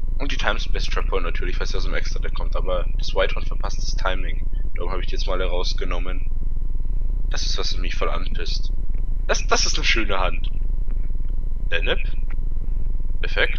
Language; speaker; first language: German; native; German